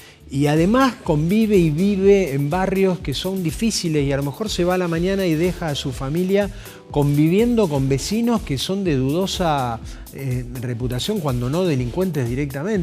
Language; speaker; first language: Spanish; native; Spanish